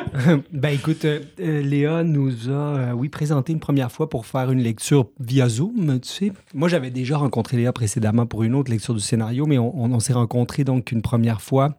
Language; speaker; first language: French; native; French